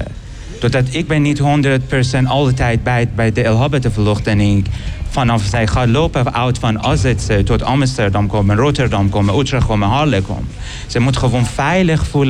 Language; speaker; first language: Dutch; non-native, learner; Persian